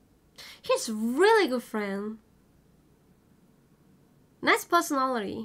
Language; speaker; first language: English; non-native, learner; Korean